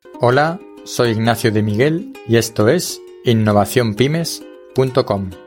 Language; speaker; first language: Spanish; native; Spanish